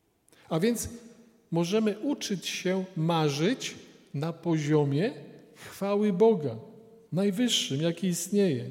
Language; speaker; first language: Polish; native; Polish